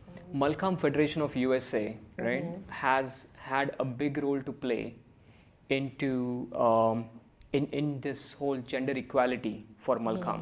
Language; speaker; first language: English; early bilingual, other home language; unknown